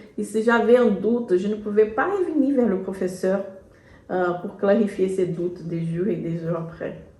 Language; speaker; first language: French; non-native, fluent; Portuguese